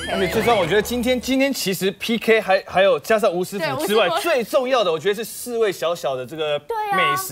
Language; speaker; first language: Chinese; native; Chinese